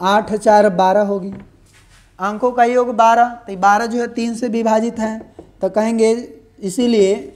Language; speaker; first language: Hindi; native; Hindi